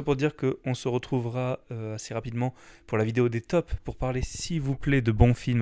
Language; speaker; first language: French; native; French